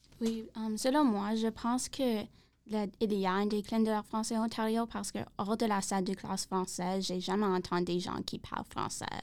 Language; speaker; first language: French; non-native, learner; English